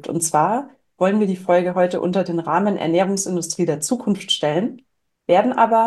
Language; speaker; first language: German; native; German